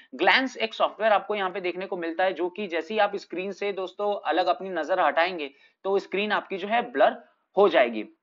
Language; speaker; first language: Hindi; native; Hindi